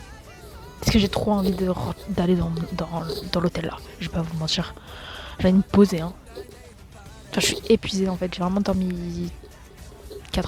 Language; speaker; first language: French; native; French